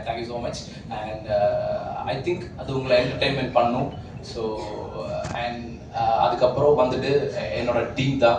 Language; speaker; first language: Tamil; non-native, fluent; Malayalam